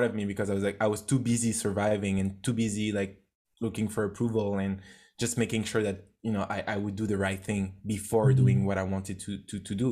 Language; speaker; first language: English; non-native, fluent; French